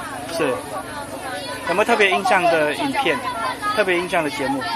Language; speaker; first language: Chinese; native; Chinese